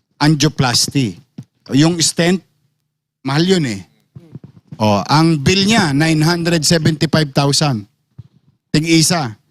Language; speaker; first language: Filipino; native; Filipino